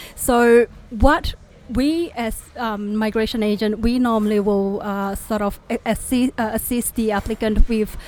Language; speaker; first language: English; non-native, fluent; Indonesian